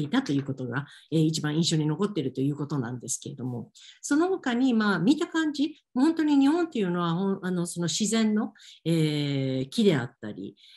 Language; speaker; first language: Japanese; native; Japanese